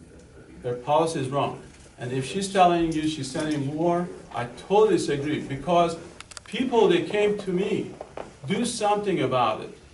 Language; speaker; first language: English; native; English